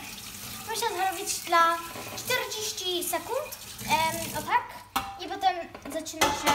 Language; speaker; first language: Polish; early bilingual, heritage; Polish